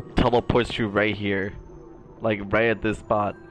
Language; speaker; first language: English; native; English